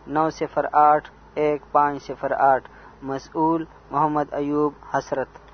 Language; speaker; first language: Urdu; non-native, local second language; Pashto